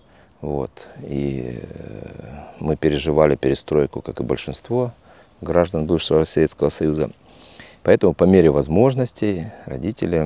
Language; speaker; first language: Russian; native; Russian